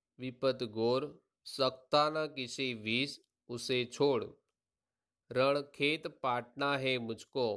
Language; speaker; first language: Hindi; non-native, local second language; Gujarati